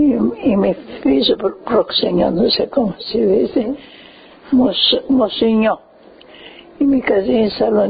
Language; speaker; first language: Spanish; early bilingual, heritage; Ladino